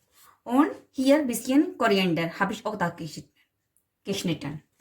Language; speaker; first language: German; non-native, learner; Urdu